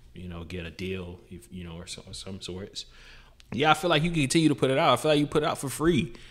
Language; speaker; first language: English; native; English